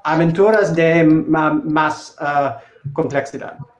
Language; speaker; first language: Spanish; non-native, learner; English